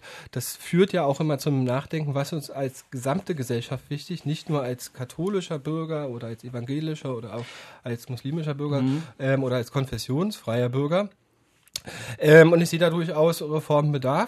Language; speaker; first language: German; native; German